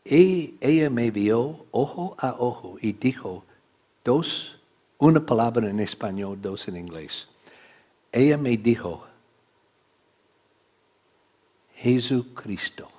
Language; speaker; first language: Spanish; non-native, learner; English